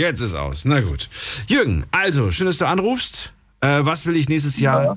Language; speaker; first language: German; native; German